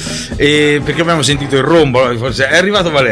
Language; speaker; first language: Italian; native; Italian